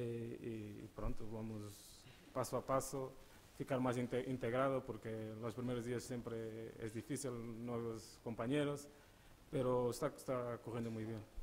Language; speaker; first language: Spanish; non-native, learner; Portuguese